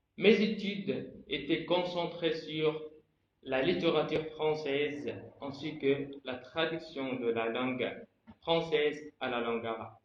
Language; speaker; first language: French; non-native, fluent; Arabic